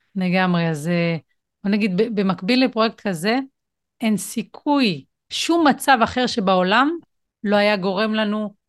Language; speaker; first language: Hebrew; native; Hebrew